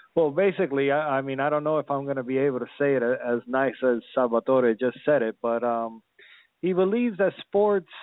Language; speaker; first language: English; early bilingual, other home language; Spanish